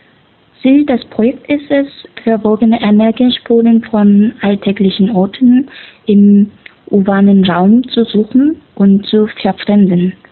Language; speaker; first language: German; non-native, fluent; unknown